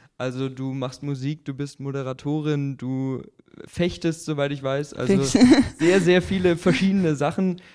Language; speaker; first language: German; native; German